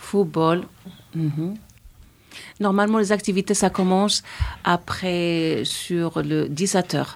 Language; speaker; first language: French; non-native, fluent; Spanish